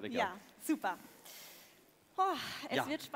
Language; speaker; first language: German; native; German